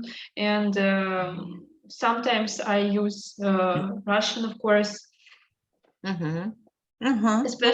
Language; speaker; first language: English; non-native, learner; Russian